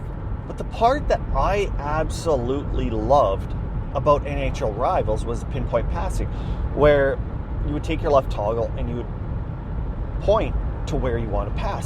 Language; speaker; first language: English; native; English